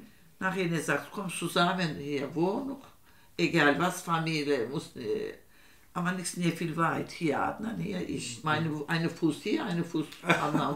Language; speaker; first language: German; non-native, learner; Turkish